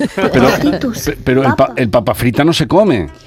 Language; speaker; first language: Spanish; native; Spanish